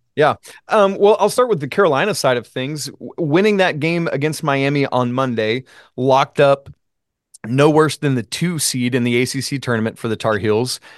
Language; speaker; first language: English; native; English